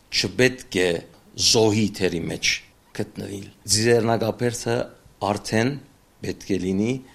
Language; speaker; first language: Armenian; early bilingual, heritage; Armenian